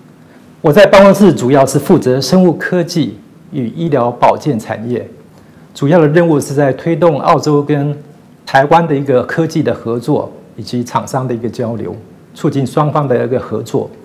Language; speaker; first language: Chinese; native; Chinese